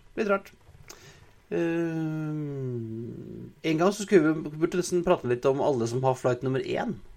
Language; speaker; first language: Norwegian; native; Norwegian